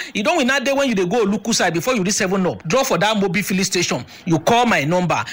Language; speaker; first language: Nigerian Pidgin; native; Nigerian Pidgin